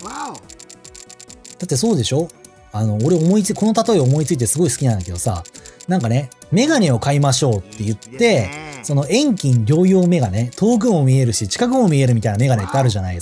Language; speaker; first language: Japanese; native; Japanese